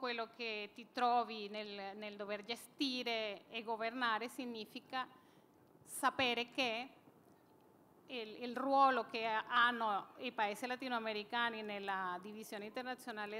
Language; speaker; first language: Italian; non-native, fluent; Spanish